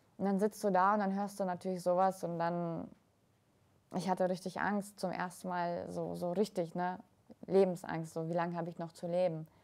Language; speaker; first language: German; early bilingual, other home language; Russian